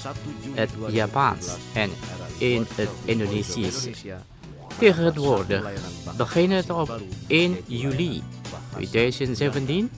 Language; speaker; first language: Dutch; non-native, learner; Indonesian